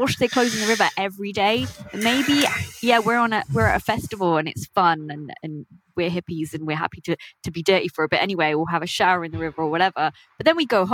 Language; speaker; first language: English; native; English